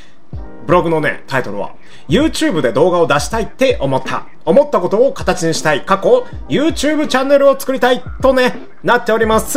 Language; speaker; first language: Japanese; native; Japanese